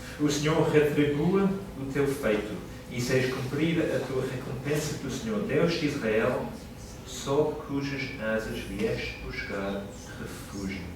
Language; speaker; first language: Portuguese; non-native, fluent; English